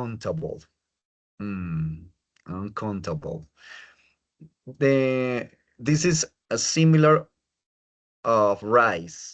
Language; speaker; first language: English; non-native, fluent; Spanish